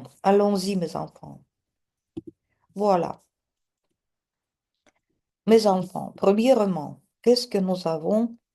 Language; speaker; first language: French; non-native, fluent; Russian